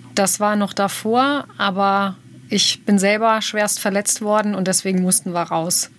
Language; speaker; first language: German; early bilingual, other home language; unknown